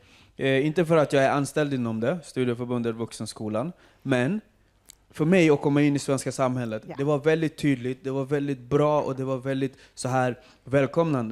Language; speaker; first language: Swedish; non-native, fluent; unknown